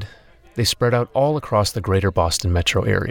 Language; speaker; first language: English; native; English